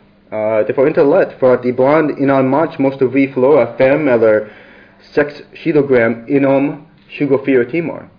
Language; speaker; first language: Swedish; non-native, learner; English